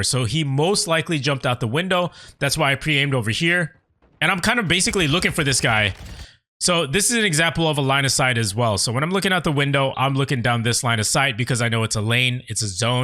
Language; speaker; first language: English; native; English